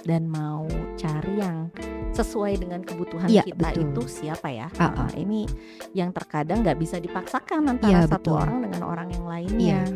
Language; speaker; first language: Indonesian; native; Indonesian